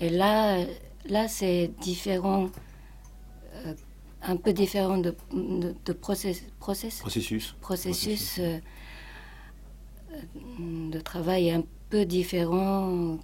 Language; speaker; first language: French; non-native, fluent; Japanese